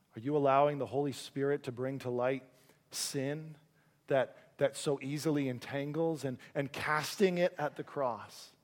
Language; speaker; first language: English; native; English